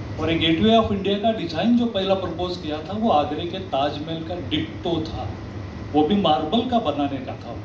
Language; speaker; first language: Hindi; non-native, local second language; Marathi